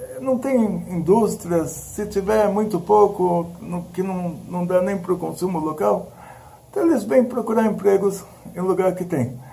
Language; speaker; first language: Portuguese; early bilingual, other home language; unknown